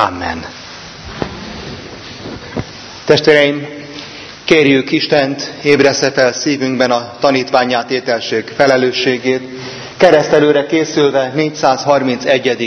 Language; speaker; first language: Hungarian; native; Hungarian